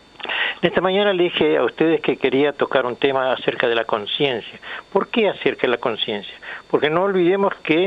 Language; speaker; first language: Spanish; native; Spanish